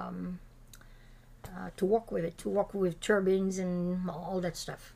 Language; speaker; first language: English; non-native, fluent; French